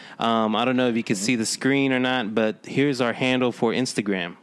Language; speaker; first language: English; native; English